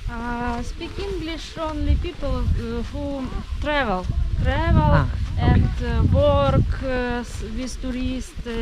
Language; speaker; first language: English; non-native, learner; Russian